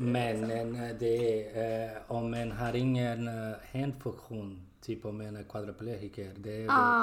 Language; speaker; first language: Swedish; non-native, learner; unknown